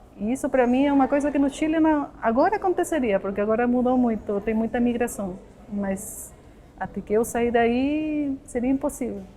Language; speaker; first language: Portuguese; non-native, fluent; Spanish